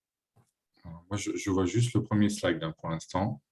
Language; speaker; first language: French; native; French